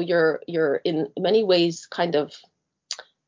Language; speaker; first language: English; native; English